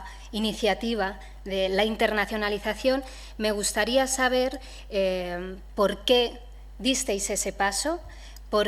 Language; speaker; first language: Spanish; native; Spanish